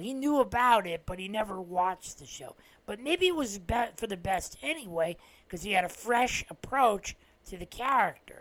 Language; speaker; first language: English; native; English